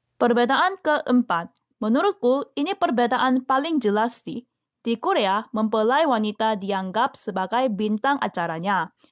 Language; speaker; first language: Indonesian; non-native, fluent; Korean